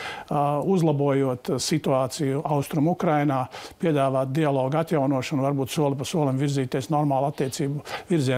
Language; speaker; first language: Latvian; native; Latvian